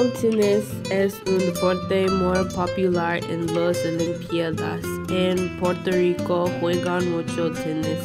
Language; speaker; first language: Spanish; non-native, learner; English